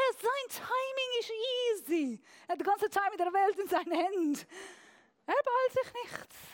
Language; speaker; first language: German; non-native, fluent; Persian